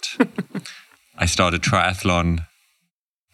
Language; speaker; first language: English; native; English